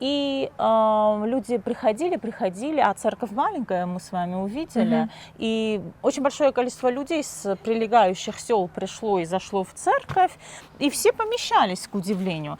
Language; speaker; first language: Russian; native; Russian